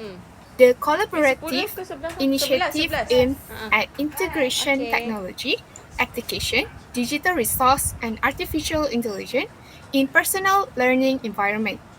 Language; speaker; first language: English; non-native, local second language; Malay